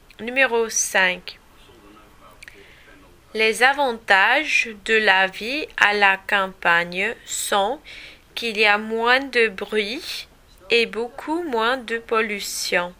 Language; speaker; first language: French; non-native, learner; English